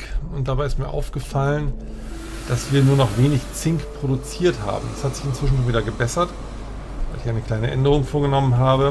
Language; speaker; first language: German; native; German